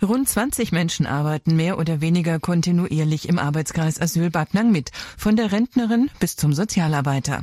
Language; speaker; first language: German; native; German